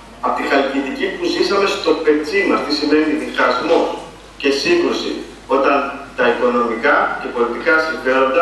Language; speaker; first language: Greek; native; Greek